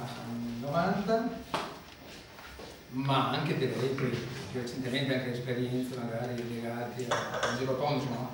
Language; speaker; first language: Italian; native; Italian